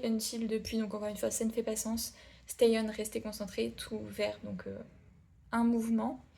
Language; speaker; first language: French; native; French